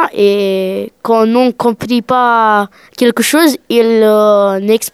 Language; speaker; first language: French; non-native, learner; Romanian